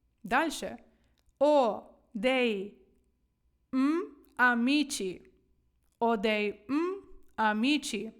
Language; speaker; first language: Italian; non-native, fluent; Ukrainian